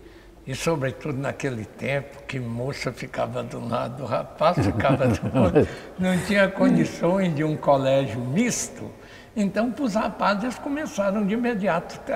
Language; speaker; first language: Portuguese; native; Portuguese